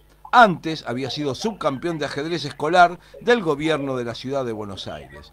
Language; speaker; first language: Spanish; native; Spanish